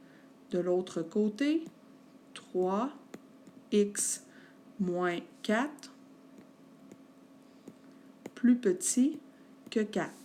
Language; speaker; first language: French; native; French